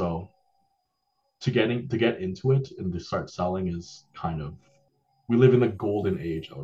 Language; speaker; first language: English; native; English